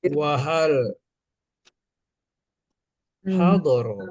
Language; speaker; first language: Arabic; non-native, fluent; Malay